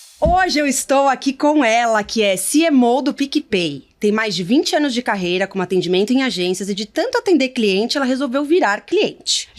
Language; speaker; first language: Portuguese; native; Portuguese